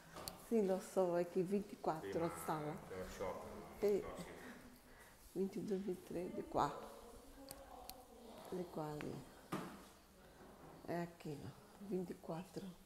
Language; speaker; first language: Italian; non-native, learner; Portuguese